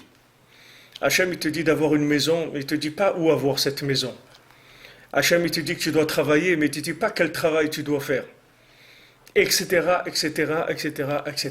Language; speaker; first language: French; native; French